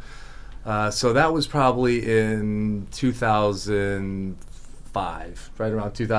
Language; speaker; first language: English; native; English